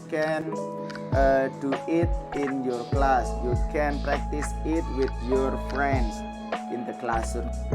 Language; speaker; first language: English; non-native, learner; Indonesian